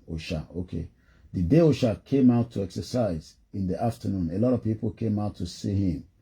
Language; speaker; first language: English; non-native, local second language; Yoruba